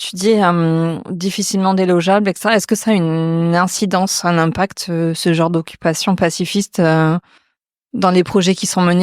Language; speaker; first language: French; native; French